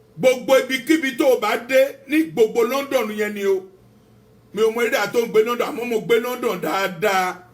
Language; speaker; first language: Yoruba; non-native, local second language; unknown